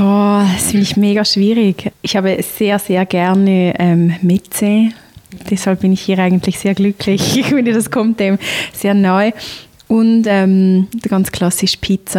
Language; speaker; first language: German; native; German